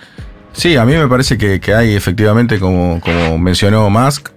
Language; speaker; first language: Spanish; native; Spanish